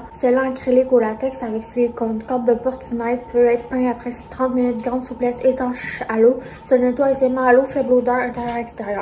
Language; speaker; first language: French; native; French